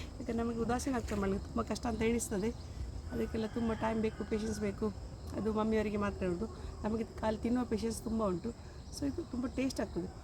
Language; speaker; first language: Kannada; non-native, local second language; Tulu